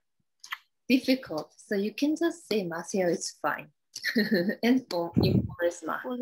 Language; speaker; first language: English; non-native, learner; Korean